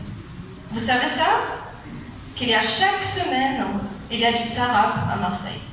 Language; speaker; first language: French; non-native, fluent; German